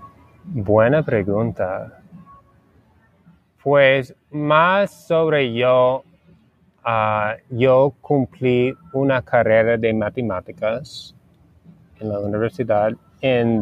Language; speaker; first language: Spanish; non-native, learner; English